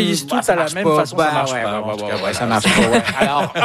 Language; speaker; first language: French; native; French